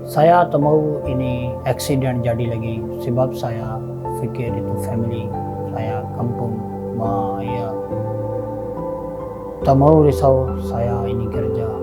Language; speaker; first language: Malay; non-native, learner; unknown